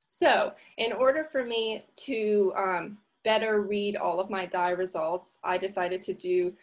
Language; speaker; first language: English; native; English